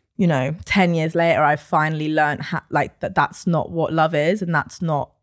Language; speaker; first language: English; native; English